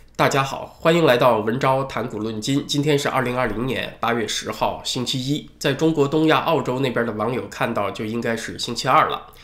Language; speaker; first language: Chinese; native; Chinese